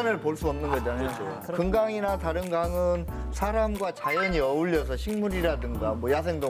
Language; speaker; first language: Korean; native; Korean